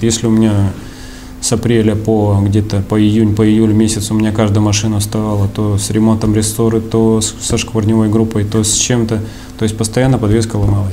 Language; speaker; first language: Russian; native; Russian